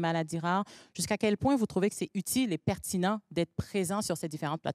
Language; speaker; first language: French; native; French